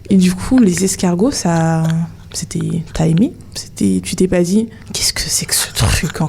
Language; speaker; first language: French; native; French